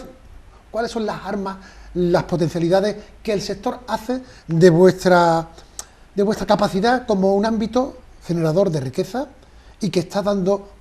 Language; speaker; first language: Spanish; native; Spanish